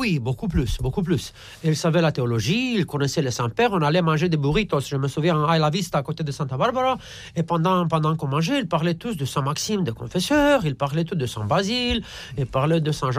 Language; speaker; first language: French; non-native, fluent; Romanian